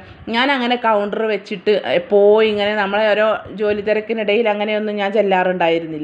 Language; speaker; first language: Malayalam; native; Malayalam